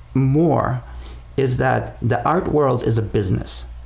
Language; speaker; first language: English; non-native, fluent; Spanish